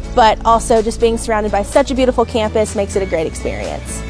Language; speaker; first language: English; native; English